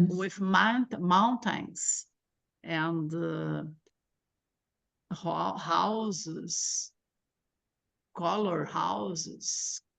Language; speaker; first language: English; non-native, learner; Portuguese